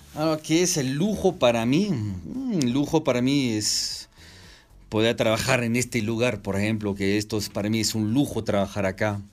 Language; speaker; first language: Spanish; non-native, fluent; French